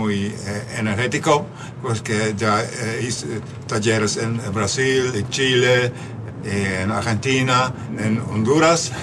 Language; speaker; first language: Spanish; non-native, fluent; Dutch